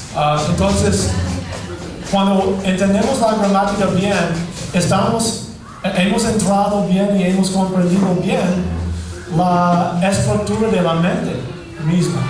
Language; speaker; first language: Spanish; non-native, fluent; English